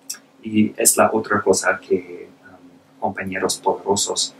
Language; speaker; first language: Spanish; non-native, fluent; English